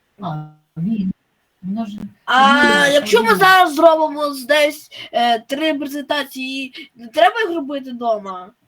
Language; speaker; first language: Ukrainian; non-native, local second language; Russian